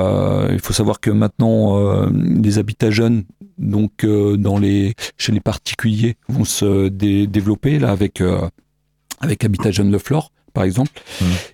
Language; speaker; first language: French; native; French